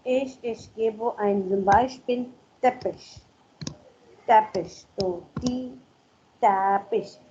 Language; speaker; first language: German; non-native, learner; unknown